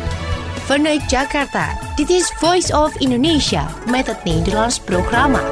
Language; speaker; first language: Dutch; non-native, learner; Indonesian